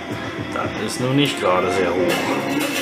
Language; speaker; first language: German; native; German